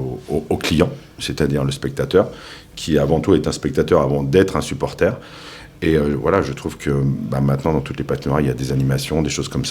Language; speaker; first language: French; native; French